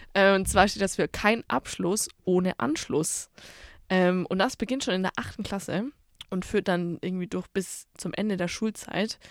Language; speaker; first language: German; native; German